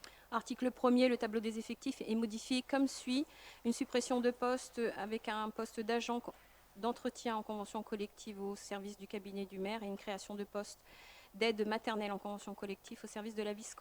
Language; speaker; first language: French; native; French